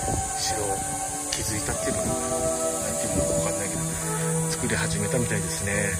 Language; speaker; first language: Japanese; native; Japanese